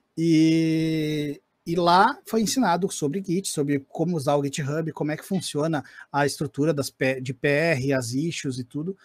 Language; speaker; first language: Portuguese; native; Portuguese